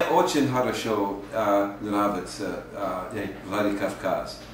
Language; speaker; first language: Russian; non-native, learner; English